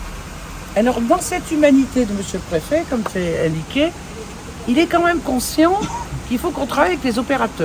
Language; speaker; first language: French; native; French